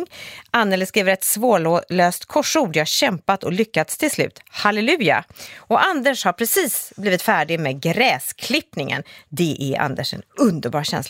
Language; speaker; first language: Swedish; native; Swedish